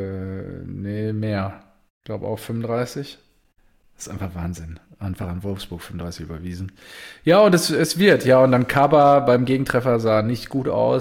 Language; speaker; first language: German; native; German